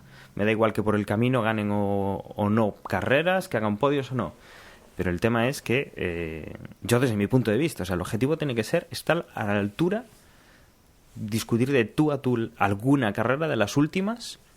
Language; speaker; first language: Spanish; native; Spanish